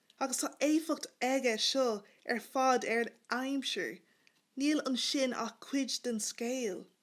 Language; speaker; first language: Irish; native; Irish